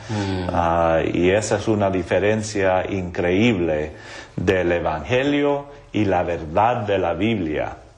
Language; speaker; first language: Spanish; non-native, local second language; English